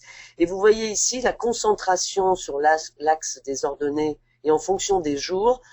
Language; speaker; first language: French; native; French